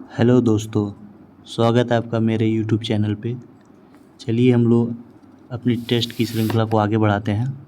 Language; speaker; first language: Hindi; native; Hindi